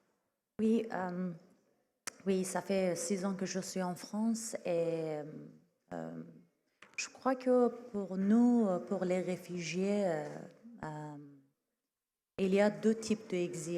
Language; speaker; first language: French; non-native, fluent; Persian